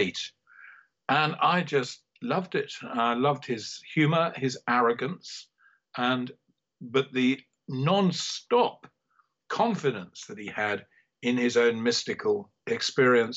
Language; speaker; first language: English; native; English